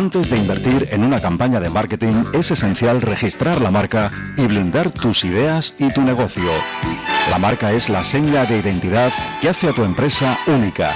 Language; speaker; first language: Spanish; native; Spanish